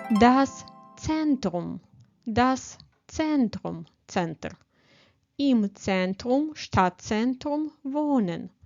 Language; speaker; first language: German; non-native, fluent; Ukrainian